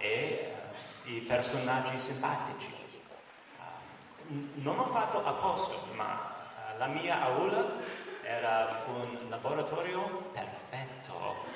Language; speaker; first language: Italian; non-native, learner; English